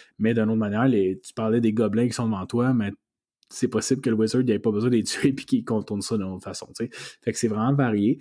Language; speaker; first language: French; native; French